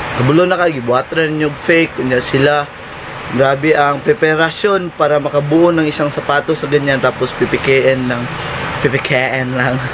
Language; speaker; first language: Filipino; non-native, local second language; Cebuano